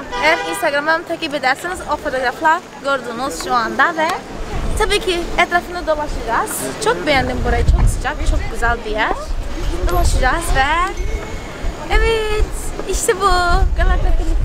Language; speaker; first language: Turkish; non-native, fluent; Portuguese